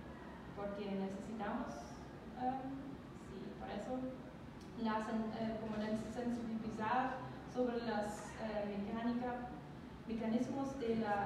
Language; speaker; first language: Spanish; non-native, learner; German